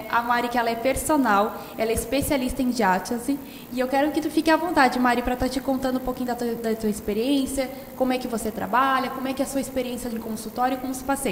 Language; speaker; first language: Portuguese; native; Portuguese